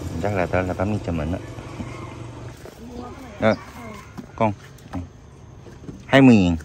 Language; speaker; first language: Vietnamese; non-native, learner; Korean